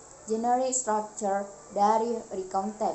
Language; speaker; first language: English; non-native, learner; Indonesian